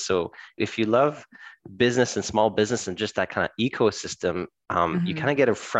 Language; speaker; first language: English; early bilingual, other home language; French